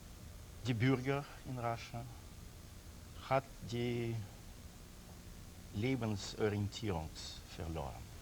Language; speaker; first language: German; non-native, learner; Russian